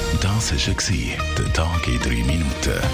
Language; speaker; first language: German; native; German